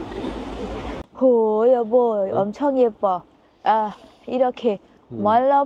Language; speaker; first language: Korean; non-native, learner; Thai